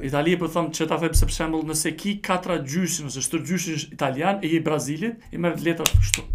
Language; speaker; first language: Albanian; early bilingual, heritage; Albanian